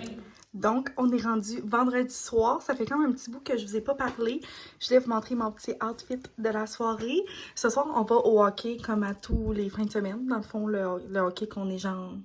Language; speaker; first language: French; native; French